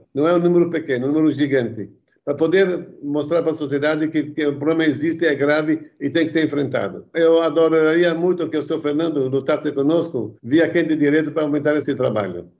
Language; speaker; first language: Portuguese; early bilingual, other home language; Arabic